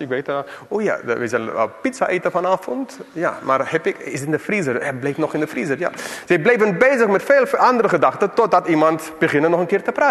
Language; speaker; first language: Dutch; non-native, fluent; English